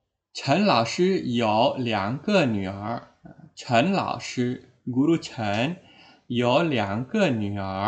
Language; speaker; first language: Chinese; non-native, fluent; Indonesian